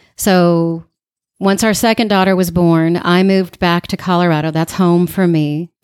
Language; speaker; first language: English; native; English